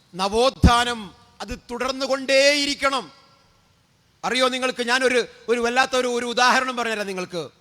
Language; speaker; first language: Malayalam; native; Malayalam